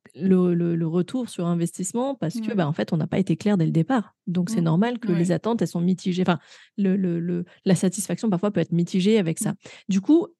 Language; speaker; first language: French; native; French